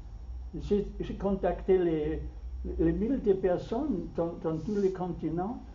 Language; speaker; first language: French; non-native, fluent; German